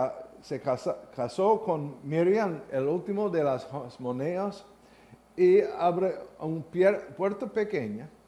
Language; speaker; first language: Spanish; non-native, learner; English